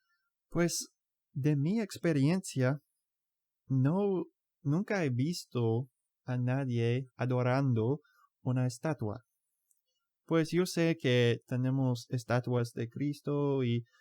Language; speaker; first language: Spanish; non-native, fluent; English